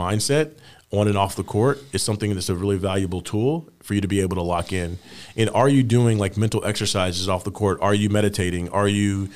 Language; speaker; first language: English; native; English